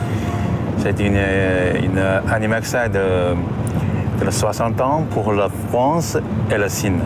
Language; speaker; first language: French; non-native, learner; Chinese